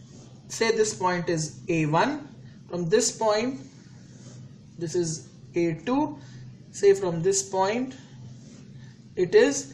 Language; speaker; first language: English; non-native, local second language; Hindi